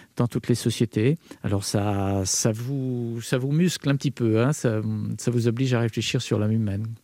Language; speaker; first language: French; native; French